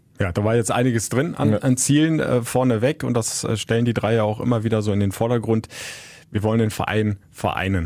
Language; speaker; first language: German; native; German